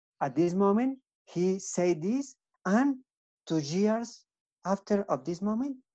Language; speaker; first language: English; non-native, learner; Spanish